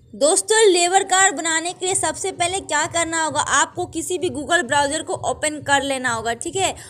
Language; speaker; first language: Hindi; native; Hindi